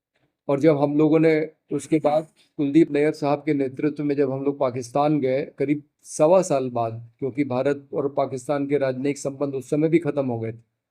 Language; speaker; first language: Hindi; native; Hindi